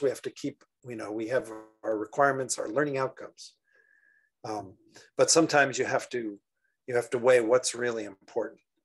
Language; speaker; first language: English; native; English